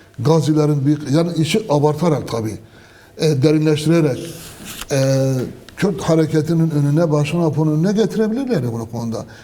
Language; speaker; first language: Turkish; non-native, local second language; Kurdish